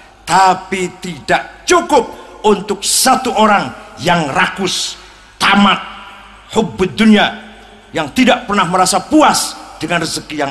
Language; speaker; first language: Indonesian; native; Indonesian